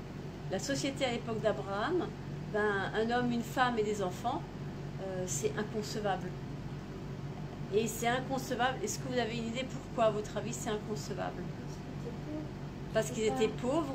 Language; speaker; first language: French; native; French